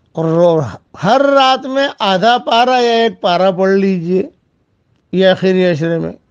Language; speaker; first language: Urdu; non-native, local second language; Gujarati